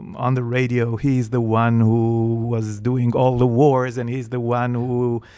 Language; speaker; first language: English; non-native, fluent; Hebrew